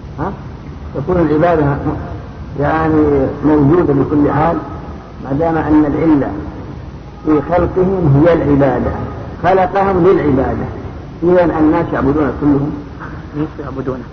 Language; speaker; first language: Arabic; native; Arabic